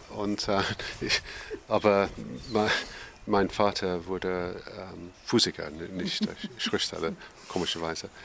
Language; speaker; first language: German; non-native, learner; English